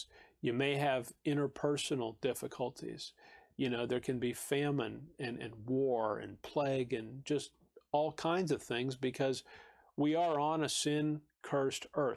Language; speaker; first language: English; native; English